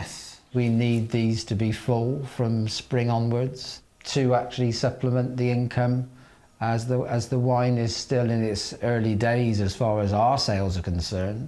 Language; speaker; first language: English; native; English